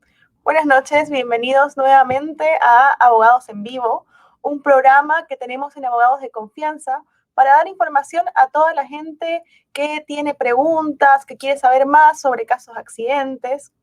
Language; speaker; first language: Spanish; native; Spanish